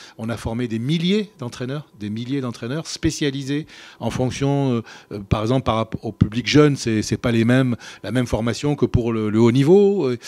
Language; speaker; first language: French; native; French